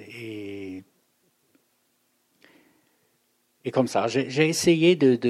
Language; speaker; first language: French; non-native, fluent; German